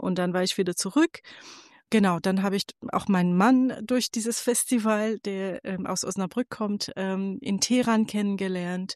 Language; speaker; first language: German; non-native, fluent; Persian